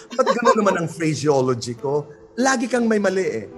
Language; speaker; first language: Filipino; native; Filipino